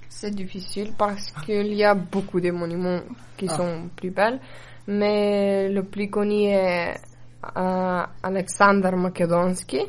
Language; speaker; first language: French; non-native, learner; Macedonian